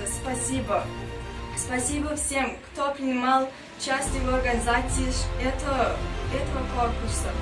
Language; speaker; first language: Russian; non-native, learner; Turkmen